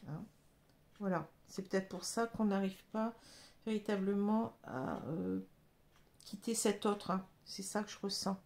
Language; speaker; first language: French; native; French